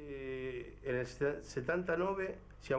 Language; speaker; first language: Italian; non-native, fluent; Spanish